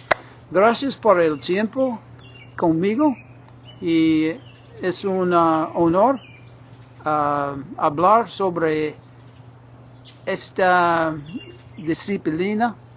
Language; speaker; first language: Spanish; non-native, fluent; English